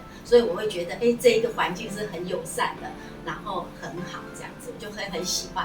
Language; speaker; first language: Chinese; non-native, local second language; Min Nan Chinese